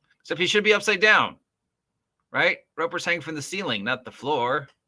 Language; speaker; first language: English; native; English